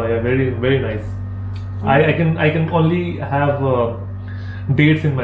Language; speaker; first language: English; non-native, local second language; Hindi